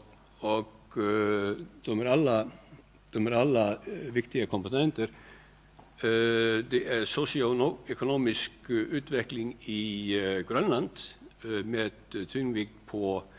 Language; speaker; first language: Swedish; non-native, fluent; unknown